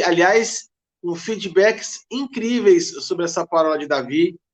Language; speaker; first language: Portuguese; native; Portuguese